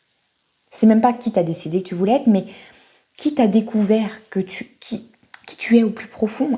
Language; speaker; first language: French; native; French